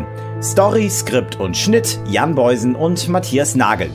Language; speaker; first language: German; native; German